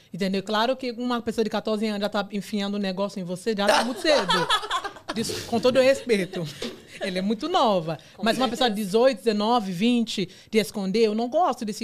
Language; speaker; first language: Portuguese; non-native, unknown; Yoruba